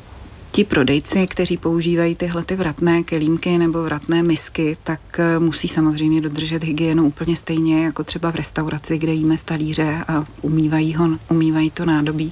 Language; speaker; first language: Czech; native; Czech